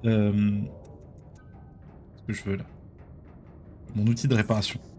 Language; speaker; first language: French; native; French